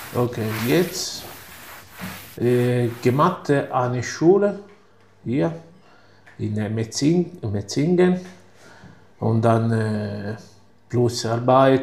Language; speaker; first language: German; non-native, learner; Italian